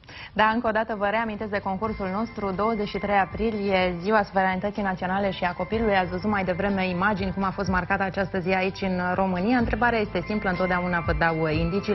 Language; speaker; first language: Romanian; native; Romanian